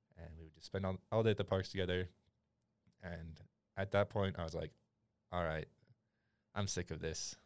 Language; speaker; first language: English; native; English